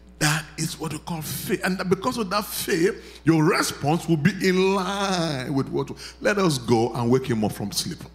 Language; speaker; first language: English; non-native, local second language; Yoruba